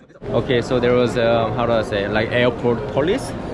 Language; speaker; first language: English; non-native, fluent; Korean